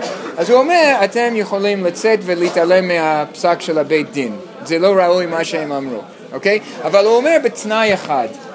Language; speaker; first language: Hebrew; non-native, fluent; English